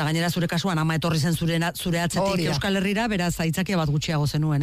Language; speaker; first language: Basque; native; Basque